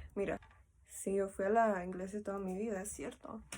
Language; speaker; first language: Spanish; early bilingual, heritage; Spanish